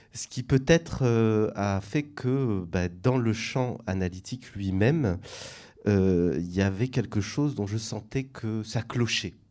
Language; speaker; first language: French; native; French